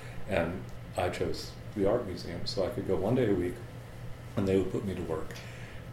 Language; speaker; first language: English; native; English